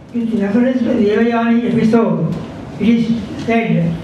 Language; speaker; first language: English; non-native, fluent; Persian